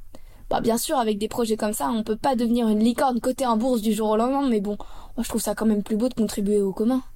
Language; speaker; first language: French; native; French